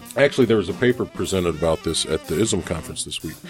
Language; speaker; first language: English; native; English